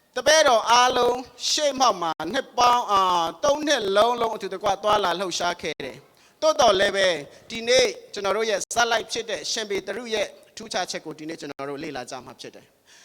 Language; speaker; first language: Burmese; non-native, local second language; Tedim Chin